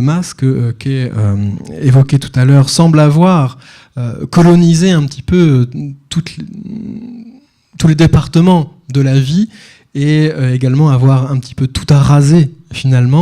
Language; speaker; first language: French; native; French